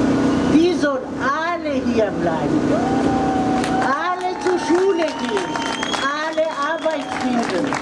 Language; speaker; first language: German; non-native, learner; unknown